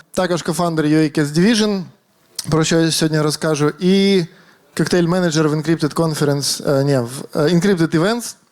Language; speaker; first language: Ukrainian; native; Ukrainian